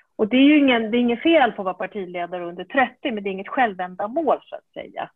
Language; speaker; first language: Swedish; early bilingual, other home language; Kurdish